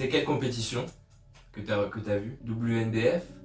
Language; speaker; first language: French; native; French